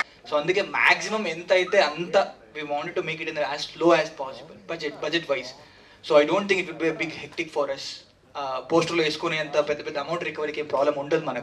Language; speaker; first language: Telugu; native; Telugu